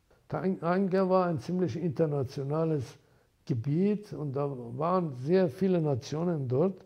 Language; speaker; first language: German; non-native, fluent; Persian